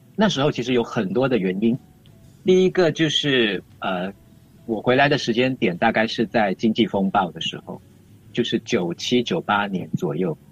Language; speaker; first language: Chinese; native; Chinese